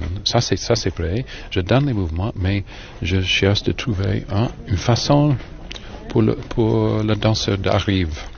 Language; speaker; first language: French; non-native, learner; English